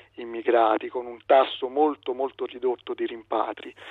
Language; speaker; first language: Italian; native; Italian